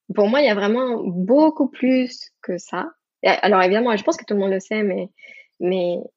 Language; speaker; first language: French; non-native, fluent; Spanish